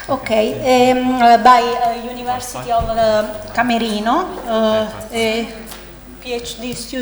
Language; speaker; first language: English; non-native, learner; Italian